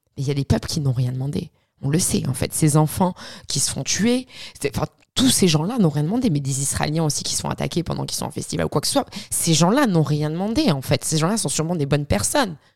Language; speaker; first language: French; early bilingual, other home language; Arabic